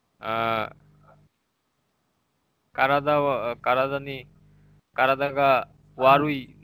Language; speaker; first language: Japanese; non-native, learner; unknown